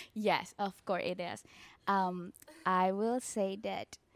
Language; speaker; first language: English; non-native, learner; Spanish